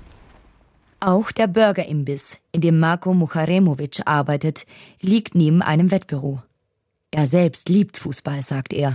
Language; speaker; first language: German; native; German